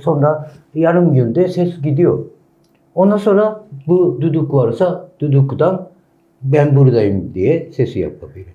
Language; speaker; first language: Turkish; non-native, learner; Japanese